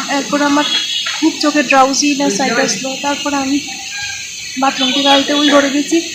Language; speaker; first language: Bangla; native; Bangla